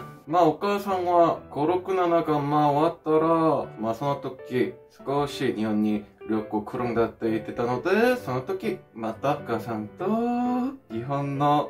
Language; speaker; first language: Japanese; non-native, fluent; Korean